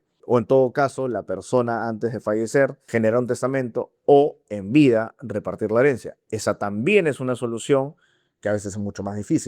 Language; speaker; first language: Spanish; native; Spanish